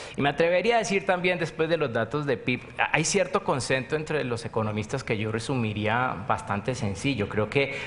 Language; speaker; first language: Spanish; native; Spanish